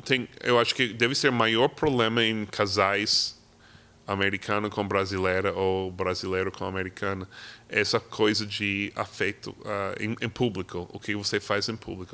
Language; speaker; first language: Portuguese; non-native, fluent; English